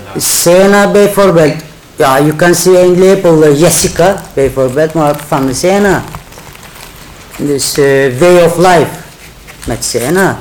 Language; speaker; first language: Dutch; non-native, learner; Turkish